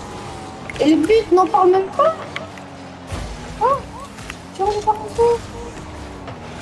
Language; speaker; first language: French; native; French